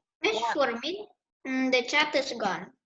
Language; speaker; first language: English; non-native, learner; Indonesian